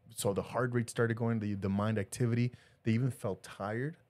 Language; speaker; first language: English; early bilingual, other home language; Spanish